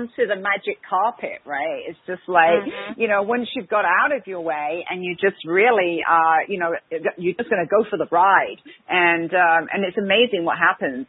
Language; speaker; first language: English; native; English